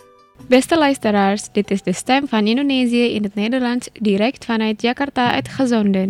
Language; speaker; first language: Dutch; non-native, learner; Indonesian